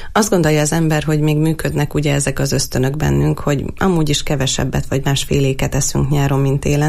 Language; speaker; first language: Hungarian; native; Hungarian